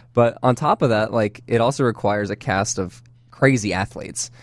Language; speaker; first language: English; native; English